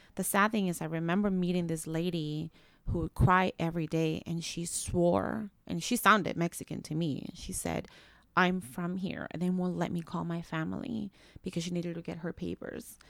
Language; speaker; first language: English; early bilingual, other home language; Spanish